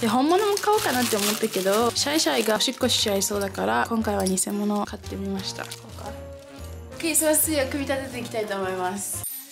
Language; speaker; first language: Japanese; native; Japanese